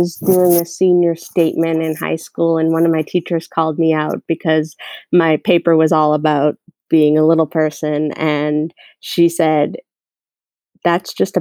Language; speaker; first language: English; native; English